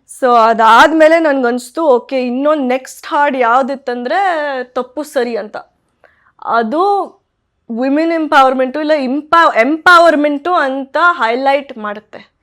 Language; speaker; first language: Kannada; early bilingual, heritage; Kannada